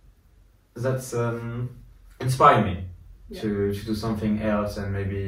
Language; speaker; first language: English; non-native, learner; French